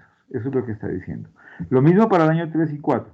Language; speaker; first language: Spanish; native; Spanish